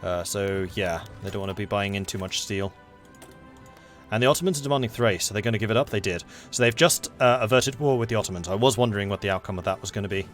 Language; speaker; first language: English; native; English